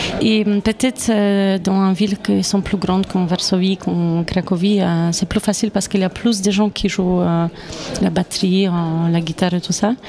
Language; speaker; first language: French; non-native, fluent; Polish